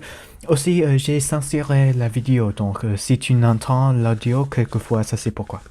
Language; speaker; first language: French; non-native, fluent; English